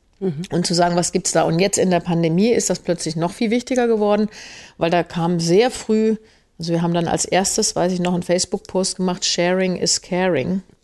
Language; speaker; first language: German; native; German